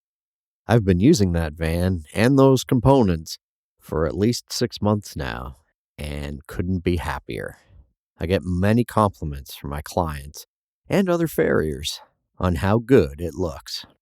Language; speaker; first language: English; native; English